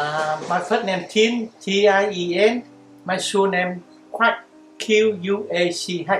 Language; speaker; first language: English; non-native, learner; Vietnamese